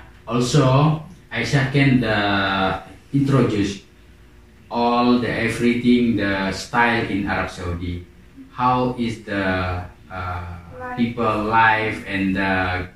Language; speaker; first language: English; non-native, learner; Indonesian